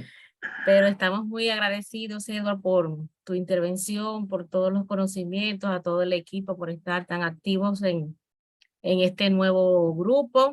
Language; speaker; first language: Spanish; native; Spanish